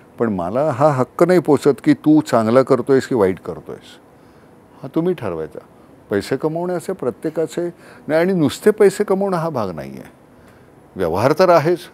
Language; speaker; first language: Marathi; native; Marathi